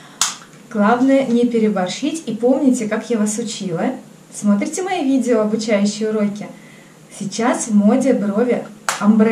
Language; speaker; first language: Russian; native; Russian